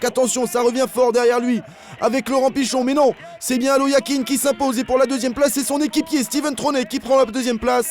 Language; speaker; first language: French; native; French